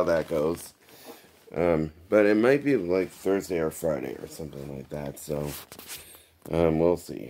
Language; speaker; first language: English; native; English